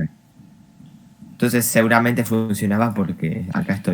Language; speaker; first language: Spanish; native; Spanish